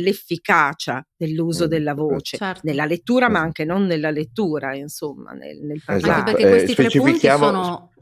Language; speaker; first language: Italian; native; Italian